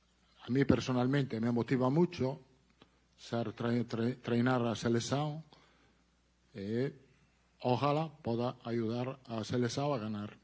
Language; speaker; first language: Portuguese; non-native, learner; Italian